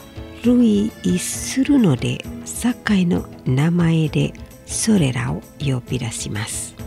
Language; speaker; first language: Japanese; non-native, fluent; Indonesian